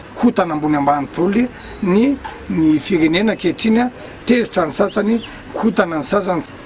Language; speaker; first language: Malagasy; native; Malagasy